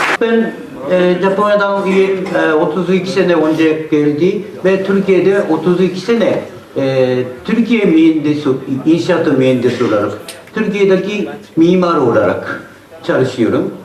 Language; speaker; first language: Turkish; non-native, learner; Japanese